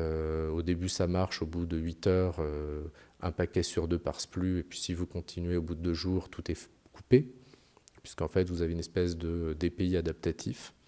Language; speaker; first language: French; native; French